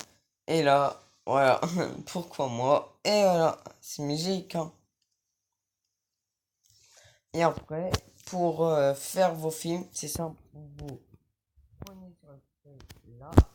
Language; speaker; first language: French; native; French